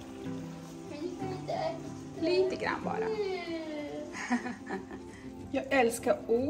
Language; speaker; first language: Swedish; non-native, fluent; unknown